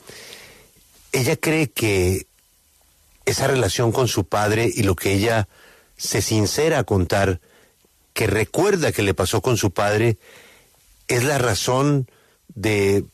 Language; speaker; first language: Spanish; native; Spanish